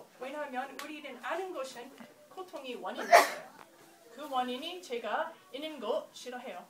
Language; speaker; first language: Korean; non-native, learner; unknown